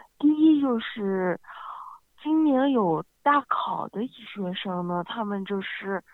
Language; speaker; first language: Chinese; native; Chinese